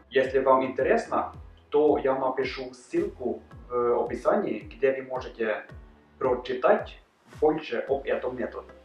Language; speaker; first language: Russian; non-native, fluent; Norwegian